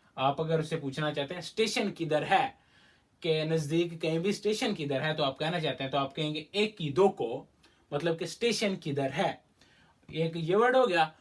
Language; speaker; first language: Urdu; native; Urdu